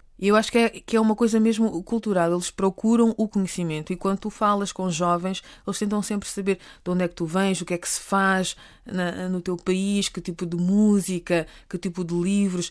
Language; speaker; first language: Portuguese; native; Portuguese